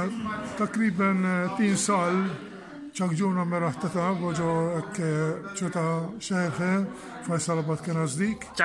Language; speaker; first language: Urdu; non-native, learner; Maltese